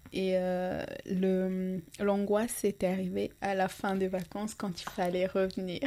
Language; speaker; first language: French; non-native, local second language; Ngazidja Comorian